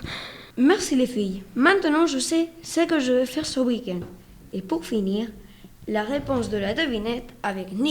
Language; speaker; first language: French; non-native, fluent; Spanish